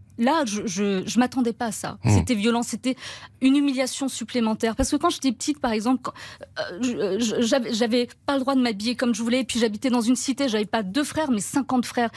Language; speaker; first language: French; early bilingual, other home language; Turkish